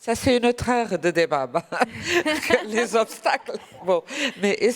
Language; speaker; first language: French; non-native, fluent; Portuguese